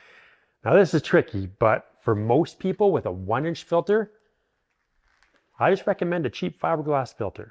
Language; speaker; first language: English; native; English